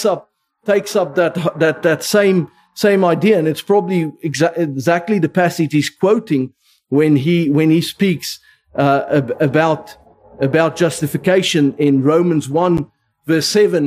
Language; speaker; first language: English; non-native, local second language; Afrikaans